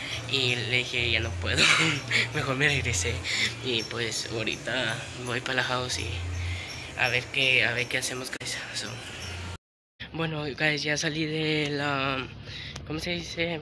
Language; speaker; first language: Spanish; early bilingual, heritage; Spanish